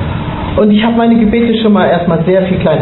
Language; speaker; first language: German; native; German